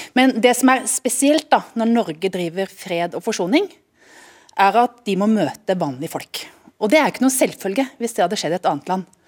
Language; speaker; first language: Norwegian; native; Norwegian